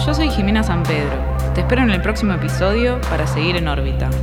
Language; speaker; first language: Spanish; native; Spanish